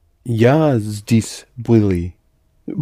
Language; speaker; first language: Russian; non-native, learner; English